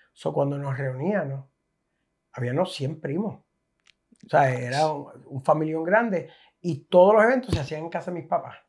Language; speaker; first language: Spanish; native; Spanish